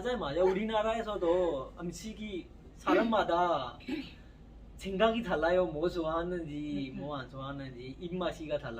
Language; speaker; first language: Korean; non-native, learner; Urdu